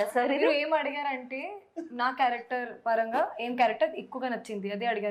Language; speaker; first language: Telugu; non-native, fluent; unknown